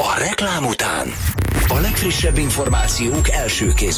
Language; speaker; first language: Hungarian; native; Hungarian